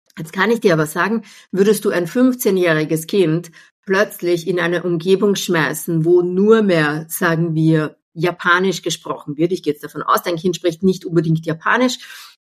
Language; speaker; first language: German; native; German